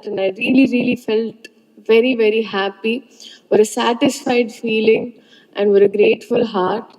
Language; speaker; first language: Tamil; non-native, learner; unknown